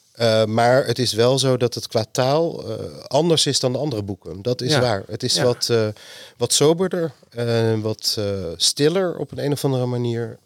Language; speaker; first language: Dutch; native; Dutch